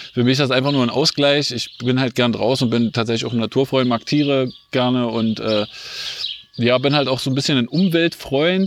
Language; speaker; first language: German; native; German